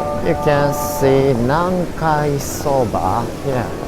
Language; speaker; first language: English; non-native, learner; Japanese